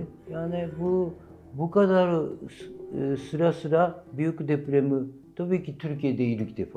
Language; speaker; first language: Turkish; non-native, fluent; Japanese